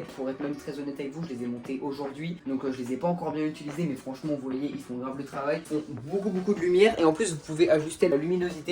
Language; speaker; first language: French; native; French